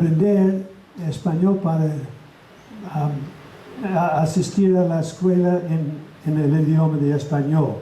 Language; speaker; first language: Spanish; non-native, fluent; English